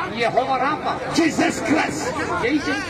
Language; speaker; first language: English; non-native, learner; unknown